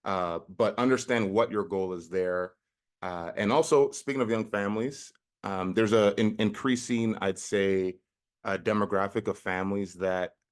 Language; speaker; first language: English; native; English